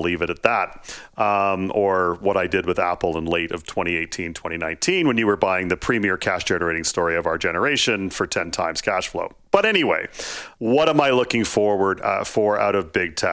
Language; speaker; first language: English; native; English